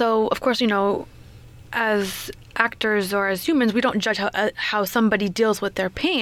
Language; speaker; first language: English; native; English